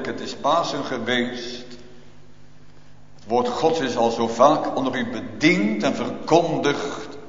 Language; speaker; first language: Dutch; native; Dutch